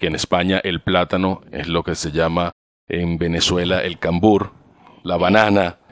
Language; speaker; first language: Spanish; native; Spanish